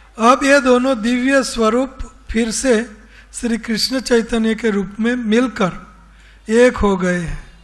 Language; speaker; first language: Hindi; non-native, local second language; Gujarati